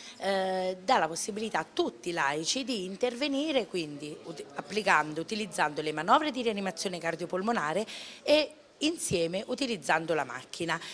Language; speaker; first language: Italian; native; Italian